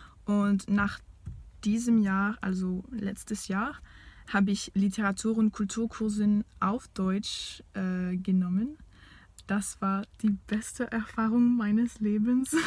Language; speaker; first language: German; non-native, fluent; French